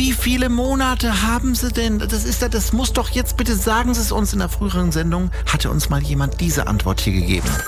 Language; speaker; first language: German; native; German